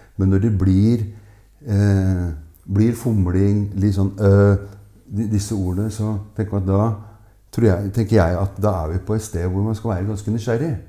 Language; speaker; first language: Norwegian; native; Norwegian